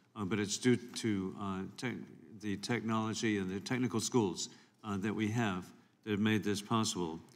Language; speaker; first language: English; native; English